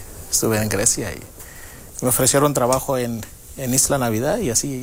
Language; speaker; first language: Spanish; non-native, fluent; Greek